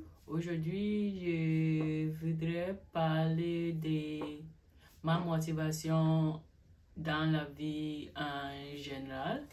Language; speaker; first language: French; non-native, learner; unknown